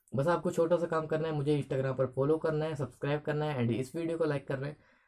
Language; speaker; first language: Hindi; native; Hindi